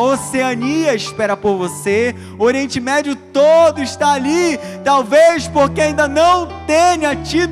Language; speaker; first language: Portuguese; native; Portuguese